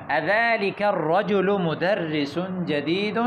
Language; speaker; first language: Arabic; non-native, fluent; Urdu